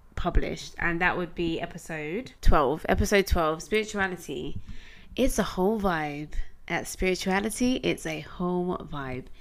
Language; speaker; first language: English; native; English